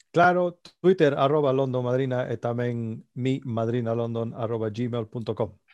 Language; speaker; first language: Galician; native; Galician